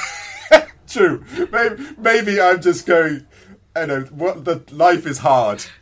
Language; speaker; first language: English; native; English